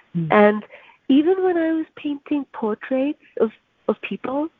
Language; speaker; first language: English; non-native, local second language; Urdu